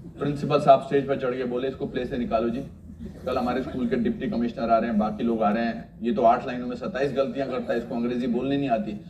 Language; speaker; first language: Hindi; native; Hindi